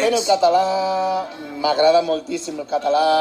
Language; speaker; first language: Catalan; non-native, learner; Spanish